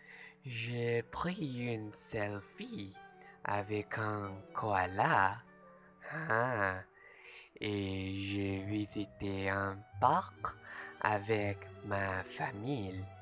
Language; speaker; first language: French; non-native, learner; Malay